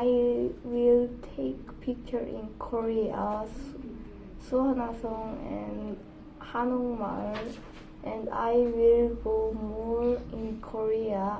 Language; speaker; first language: English; non-native, learner; Korean